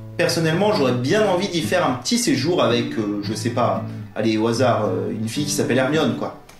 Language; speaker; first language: French; native; French